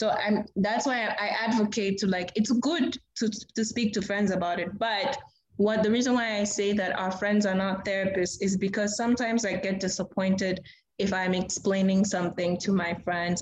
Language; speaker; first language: English; non-native, fluent; Portuguese